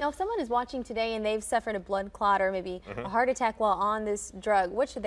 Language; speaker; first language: English; native; English